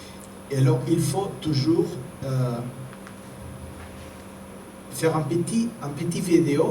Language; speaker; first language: French; non-native, fluent; Spanish